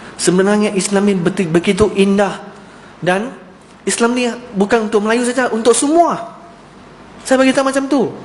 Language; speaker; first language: Malay; non-native, local second language; Chinese